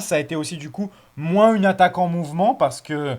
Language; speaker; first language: French; native; French